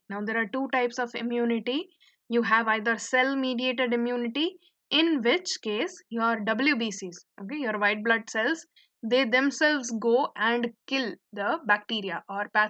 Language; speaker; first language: English; non-native, local second language; Hindi